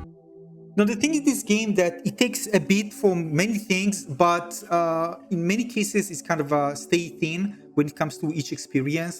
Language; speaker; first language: English; non-native, fluent; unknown